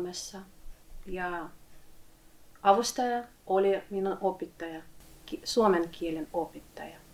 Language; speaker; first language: Finnish; non-native, fluent; Russian